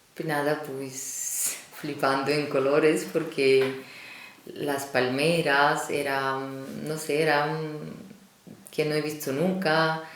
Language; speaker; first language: Spanish; non-native, fluent; Russian